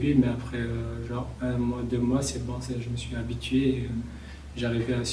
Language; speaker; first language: French; non-native, local second language; Kabyle